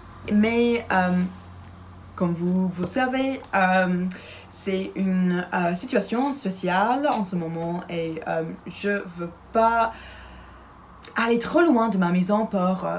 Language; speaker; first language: French; non-native, learner; Dutch